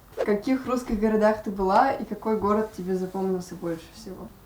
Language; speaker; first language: Russian; native; Russian